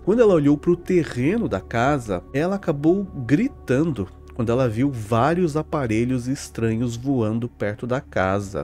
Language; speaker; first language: Portuguese; native; Portuguese